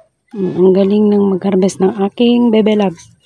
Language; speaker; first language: Filipino; non-native, local second language; Iloko